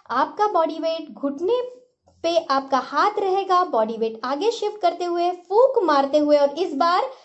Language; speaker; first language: Hindi; non-native, local second language; Marathi